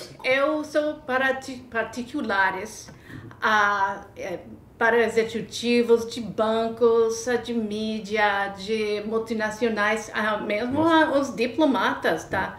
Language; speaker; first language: Portuguese; non-native, fluent; English